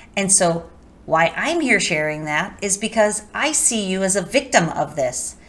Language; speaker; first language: English; native; English